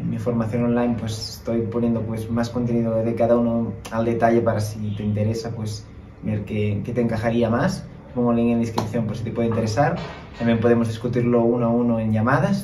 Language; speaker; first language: Spanish; native; Spanish